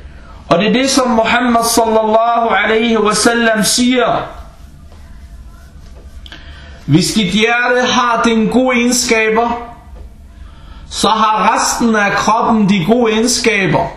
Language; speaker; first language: Danish; early bilingual, other home language; Arabic